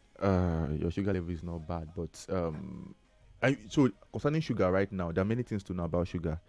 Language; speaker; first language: Nigerian Pidgin; native; Nigerian Pidgin